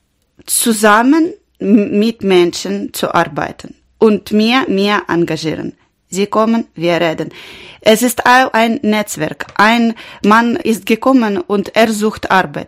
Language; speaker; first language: German; non-native, learner; Ukrainian